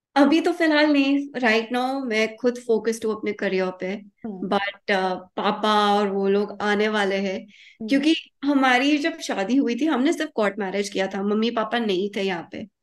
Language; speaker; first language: Hindi; early bilingual, heritage; Hindi